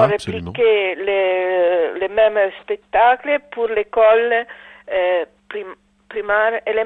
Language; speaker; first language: French; non-native, learner; Italian